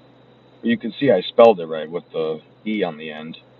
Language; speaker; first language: English; native; English